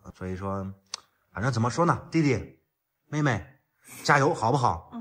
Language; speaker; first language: Chinese; native; Chinese